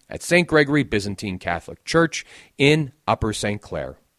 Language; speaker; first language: English; native; English